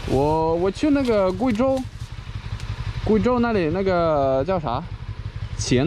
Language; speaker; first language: Chinese; non-native, fluent; Russian